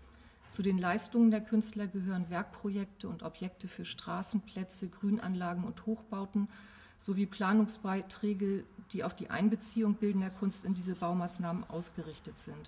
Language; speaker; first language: German; native; German